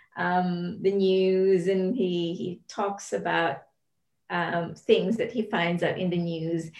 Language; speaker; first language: English; non-native, local second language; Filipino